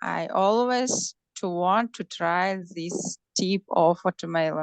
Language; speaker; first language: English; non-native, learner; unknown